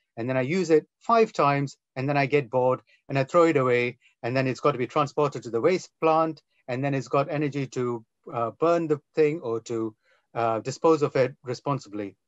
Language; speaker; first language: English; non-native, local second language; Tamil